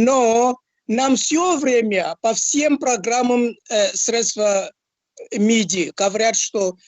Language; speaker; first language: Russian; non-native, fluent; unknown